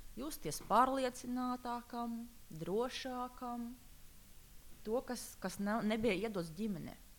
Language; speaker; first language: Latvian; non-native, local second language; Russian